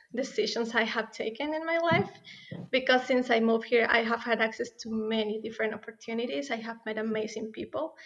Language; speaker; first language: English; non-native, fluent; Spanish